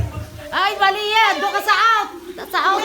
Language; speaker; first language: Filipino; native; Filipino